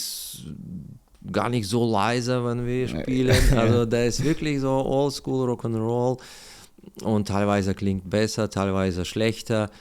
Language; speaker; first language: German; non-native, learner; Russian